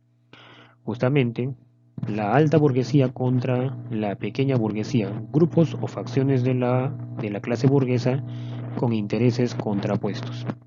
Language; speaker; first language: Spanish; native; Spanish